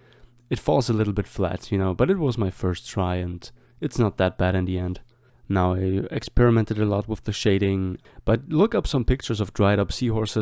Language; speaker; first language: English; non-native, fluent; German